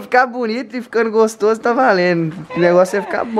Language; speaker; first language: Portuguese; native; Portuguese